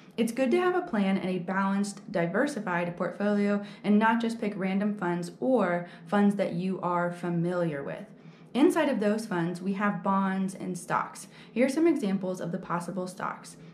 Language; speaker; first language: English; native; English